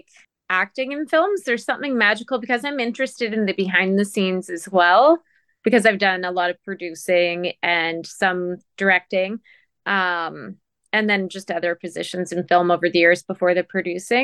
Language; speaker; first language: English; native; English